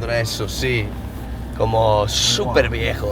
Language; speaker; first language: Spanish; non-native, learner; English